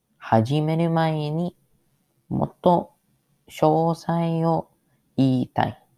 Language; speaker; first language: Japanese; non-native, learner; English